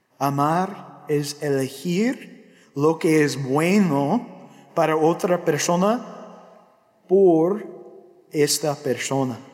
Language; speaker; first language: Spanish; non-native, fluent; English